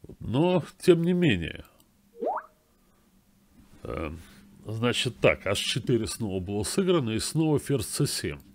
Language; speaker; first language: Russian; native; Russian